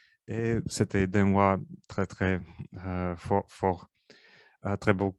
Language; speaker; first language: French; non-native, learner; Russian